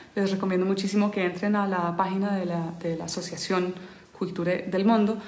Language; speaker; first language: Spanish; early bilingual, heritage; Spanish